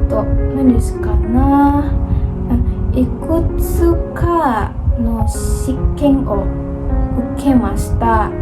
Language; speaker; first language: Japanese; non-native, learner; Indonesian